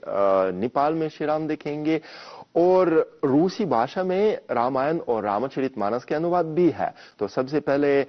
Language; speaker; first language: Hindi; non-native, fluent; Russian